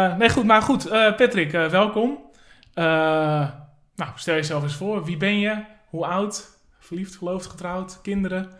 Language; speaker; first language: Dutch; native; Dutch